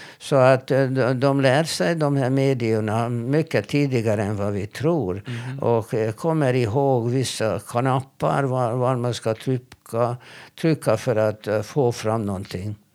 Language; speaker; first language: Swedish; non-native, fluent; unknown